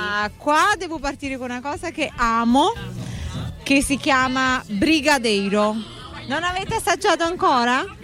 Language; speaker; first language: Italian; non-native, fluent; Portuguese